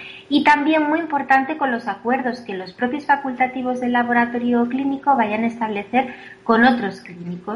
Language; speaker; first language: Spanish; native; Spanish